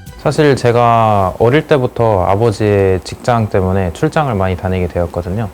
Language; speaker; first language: Korean; native; Korean